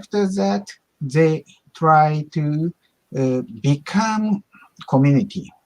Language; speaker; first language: English; non-native, learner; Japanese